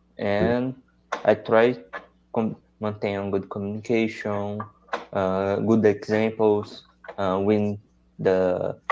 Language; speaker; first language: English; non-native, learner; Portuguese